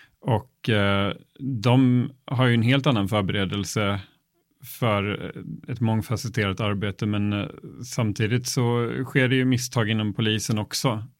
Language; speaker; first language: Swedish; native; Swedish